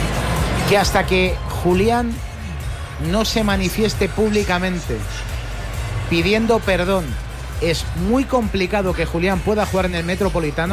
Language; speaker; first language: Spanish; native; Spanish